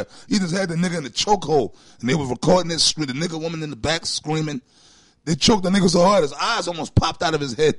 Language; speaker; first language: English; native; English